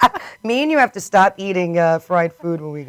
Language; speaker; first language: English; native; English